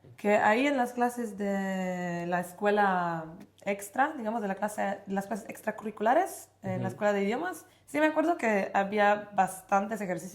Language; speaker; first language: Spanish; non-native, fluent; Polish